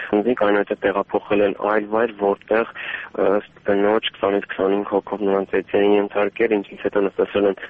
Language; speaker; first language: Armenian; native; Armenian